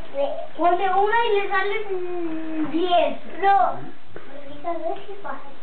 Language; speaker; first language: Spanish; native; Spanish